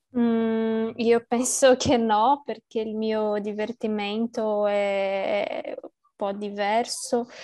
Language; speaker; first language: Italian; non-native, learner; Portuguese